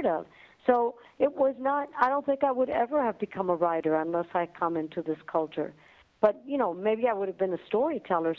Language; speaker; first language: English; non-native, fluent; Spanish